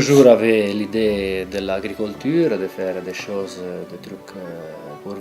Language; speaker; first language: French; non-native, local second language; Italian